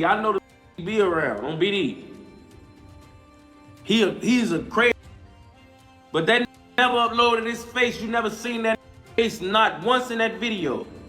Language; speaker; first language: English; native; English